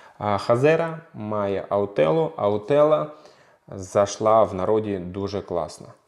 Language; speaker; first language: Ukrainian; non-native, local second language; Russian